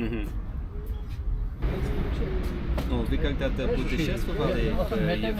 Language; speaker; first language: Russian; non-native, learner; English